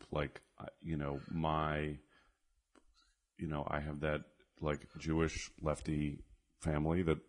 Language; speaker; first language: English; native; English